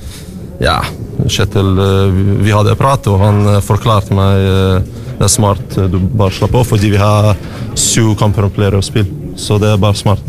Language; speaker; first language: Norwegian; non-native, learner; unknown